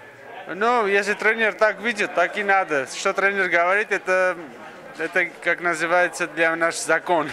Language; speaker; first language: Russian; non-native, learner; Armenian